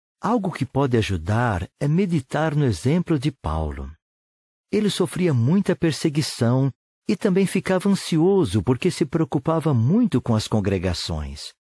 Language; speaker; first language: Portuguese; native; Portuguese